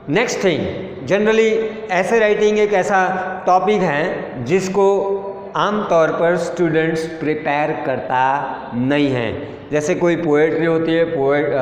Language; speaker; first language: Hindi; non-native, local second language; Gujarati